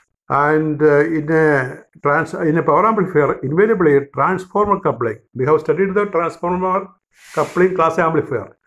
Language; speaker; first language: English; non-native, local second language; Malayalam